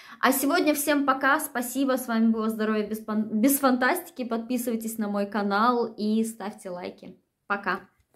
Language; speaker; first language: Russian; native; Russian